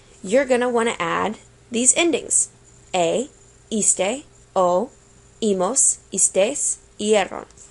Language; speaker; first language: English; native; English